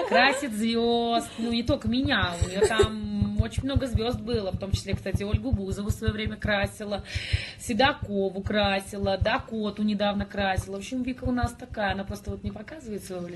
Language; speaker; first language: Russian; native; Russian